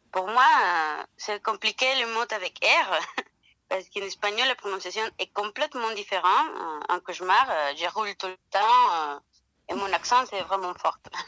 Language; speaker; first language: French; non-native, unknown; Spanish